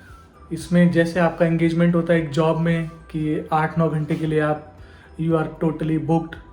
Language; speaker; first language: Hindi; native; Hindi